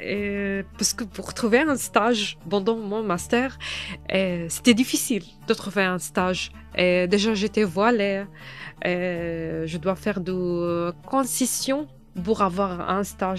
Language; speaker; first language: French; non-native, fluent; Arabic